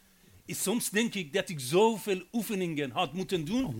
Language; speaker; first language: Dutch; non-native, fluent; Persian